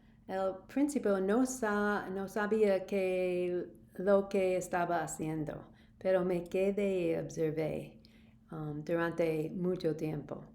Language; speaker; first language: Spanish; non-native, learner; English